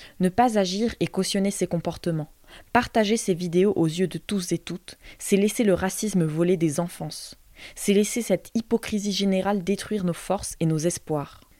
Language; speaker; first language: French; native; French